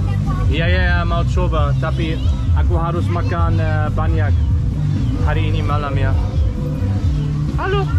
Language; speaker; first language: Indonesian; non-native, learner; German